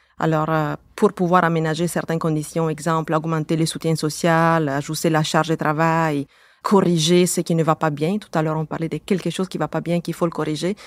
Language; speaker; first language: French; native; French